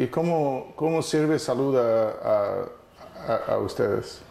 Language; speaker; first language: Spanish; non-native, fluent; English